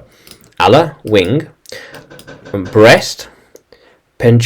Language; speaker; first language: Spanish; non-native, learner; English